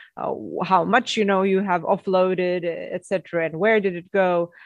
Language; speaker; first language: English; non-native, fluent; Russian